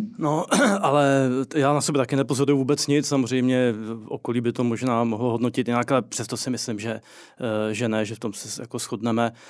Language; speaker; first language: Czech; native; Czech